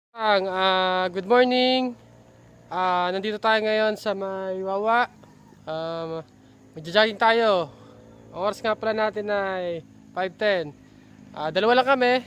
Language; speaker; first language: Filipino; native; Filipino